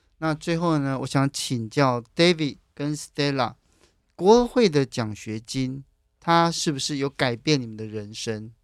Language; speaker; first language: Chinese; native; Chinese